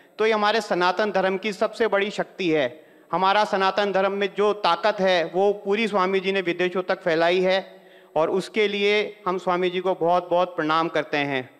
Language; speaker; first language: Hindi; native; Hindi